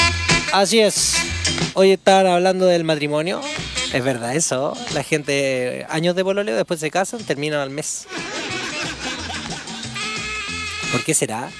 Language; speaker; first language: Spanish; native; Spanish